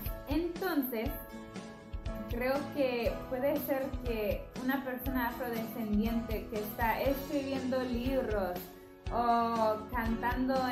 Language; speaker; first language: Spanish; non-native, fluent; English